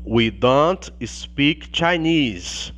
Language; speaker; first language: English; non-native, learner; Portuguese